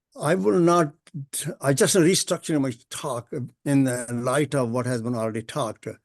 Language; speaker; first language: English; non-native, local second language; Punjabi